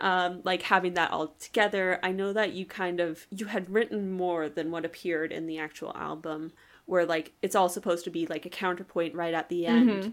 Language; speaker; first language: English; native; English